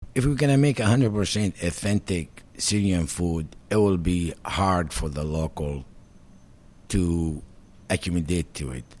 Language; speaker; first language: English; non-native, fluent; Arabic